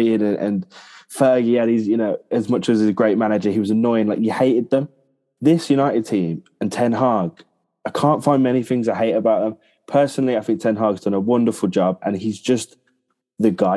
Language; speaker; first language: English; native; English